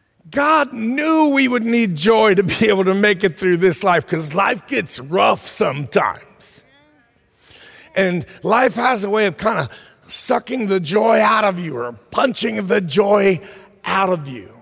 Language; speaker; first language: English; early bilingual, heritage; English